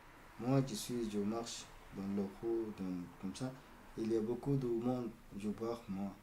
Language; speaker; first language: French; non-native, learner; Arabic